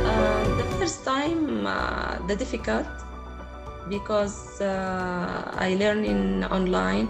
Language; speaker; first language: English; non-native, learner; Arabic